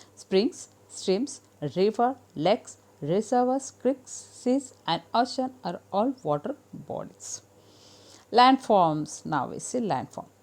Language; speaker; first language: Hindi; non-native, local second language; Marathi